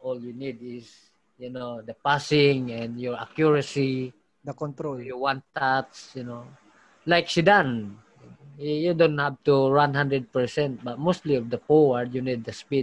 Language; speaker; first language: English; non-native, local second language; Filipino